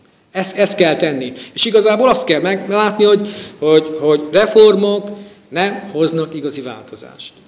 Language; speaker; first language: Hungarian; native; Hungarian